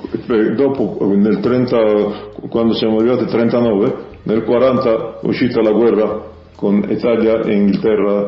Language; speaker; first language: Italian; early bilingual, heritage; Italian